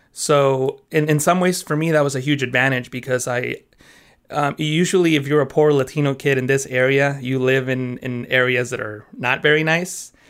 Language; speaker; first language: English; early bilingual, other home language; Spanish